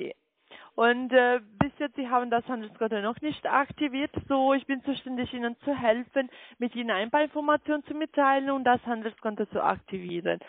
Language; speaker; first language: German; non-native, learner; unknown